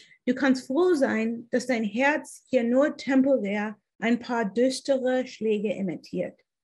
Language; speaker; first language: German; non-native, fluent; English